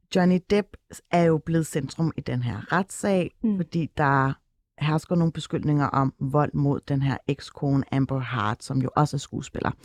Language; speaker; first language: Danish; early bilingual, other home language; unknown